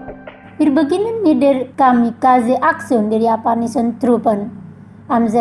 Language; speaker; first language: German; non-native, fluent; Indonesian